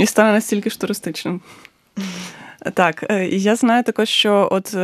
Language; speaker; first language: Ukrainian; native; Ukrainian